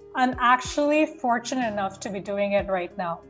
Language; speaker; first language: English; non-native, local second language; Bangla